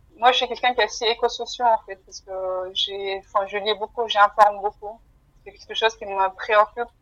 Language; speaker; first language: French; non-native, fluent; Mongolian